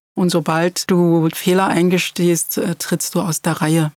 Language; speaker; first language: German; early bilingual, other home language; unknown